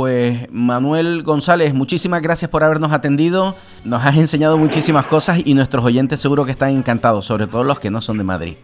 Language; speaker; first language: Spanish; native; Spanish